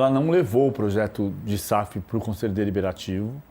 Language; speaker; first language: Portuguese; native; Portuguese